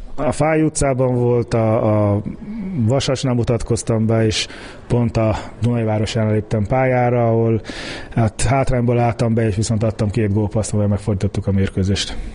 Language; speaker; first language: Hungarian; early bilingual, heritage; Hungarian